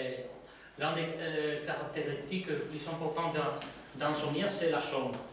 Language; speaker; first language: French; non-native, learner; Spanish